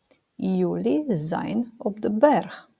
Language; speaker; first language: Dutch; non-native, fluent; Romanian